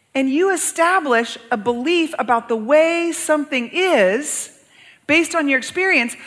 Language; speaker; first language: English; native; English